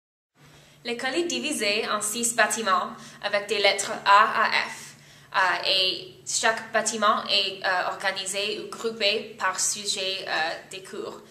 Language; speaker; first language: French; non-native, learner; English